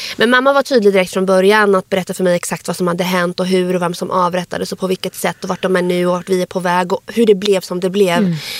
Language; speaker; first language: Swedish; early bilingual, other home language; Arabic